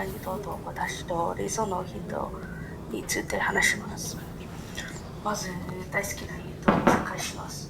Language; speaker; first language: Japanese; non-native, learner; English